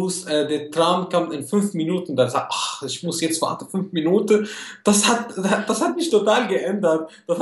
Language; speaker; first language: German; non-native, fluent; Arabic